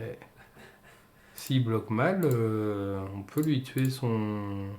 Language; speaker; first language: French; native; French